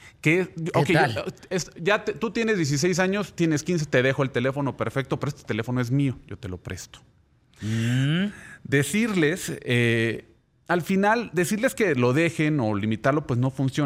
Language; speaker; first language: Spanish; native; Spanish